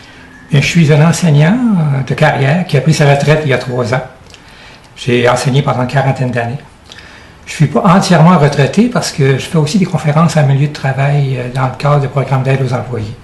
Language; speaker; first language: French; native; French